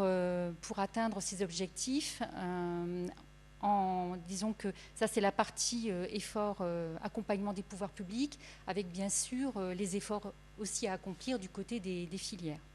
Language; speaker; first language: French; native; French